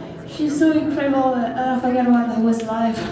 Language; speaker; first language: English; non-native, fluent; French